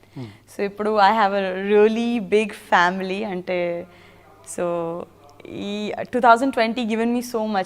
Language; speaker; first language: Telugu; non-native, learner; Gujarati